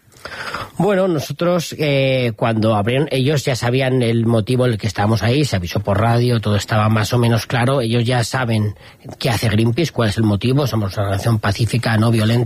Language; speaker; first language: Spanish; native; Spanish